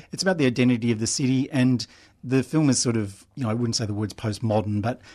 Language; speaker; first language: English; native; English